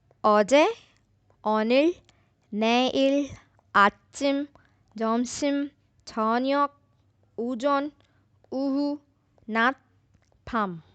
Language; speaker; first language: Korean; non-native, fluent; Urdu